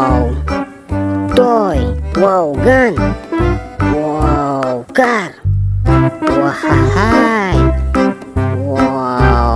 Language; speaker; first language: English; non-native, learner; Indonesian